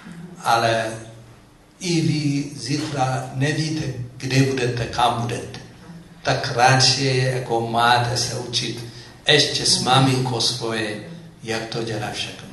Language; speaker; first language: Czech; non-native, fluent; Amharic